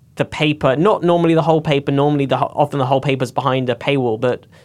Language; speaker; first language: English; native; English